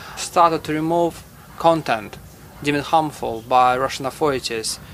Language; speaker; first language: English; non-native, fluent; Russian